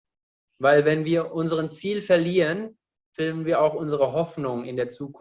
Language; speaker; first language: German; non-native, fluent; Indonesian